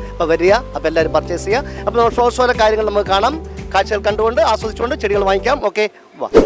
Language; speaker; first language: Malayalam; native; Malayalam